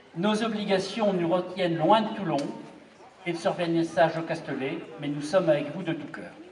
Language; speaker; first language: French; native; French